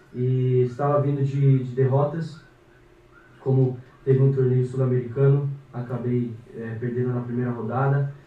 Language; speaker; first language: Portuguese; native; Portuguese